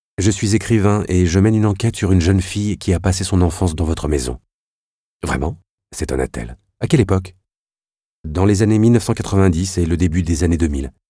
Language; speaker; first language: French; native; French